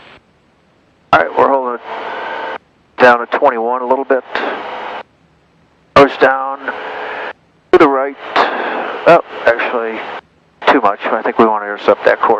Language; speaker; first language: English; native; English